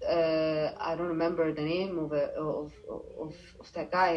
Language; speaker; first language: English; non-native, fluent; Arabic